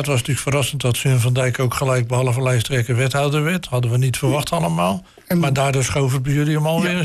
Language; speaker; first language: Dutch; native; Dutch